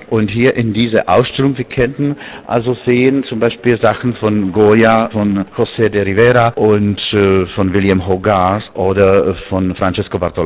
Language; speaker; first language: German; non-native, fluent; Czech